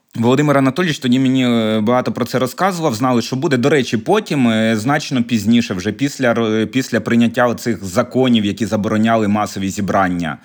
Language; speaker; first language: Ukrainian; native; Ukrainian